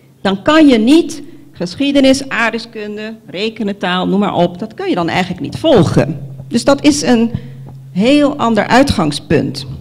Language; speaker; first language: Dutch; non-native, local second language; Papiamento